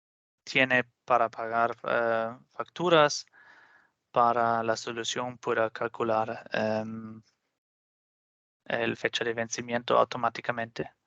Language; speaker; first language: Spanish; non-native, fluent; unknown